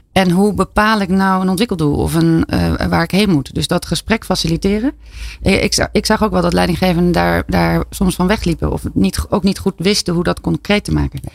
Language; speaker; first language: Dutch; native; Dutch